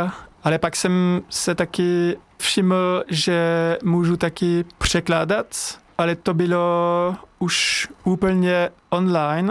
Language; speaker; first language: Czech; non-native, learner; French